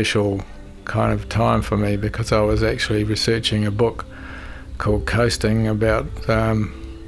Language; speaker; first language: English; native; English